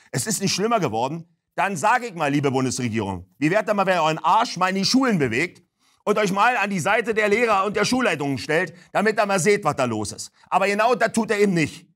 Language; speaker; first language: German; native; German